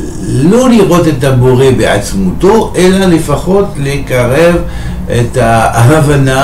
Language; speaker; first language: Hebrew; non-native, fluent; French